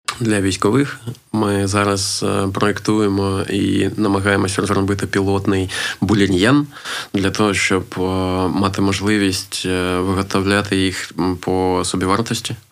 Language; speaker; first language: Ukrainian; non-native, local second language; Russian